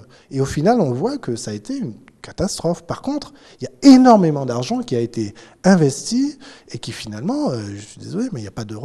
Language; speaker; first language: French; native; French